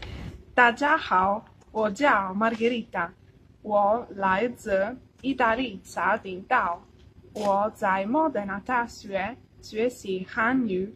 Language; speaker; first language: Chinese; non-native, learner; Italian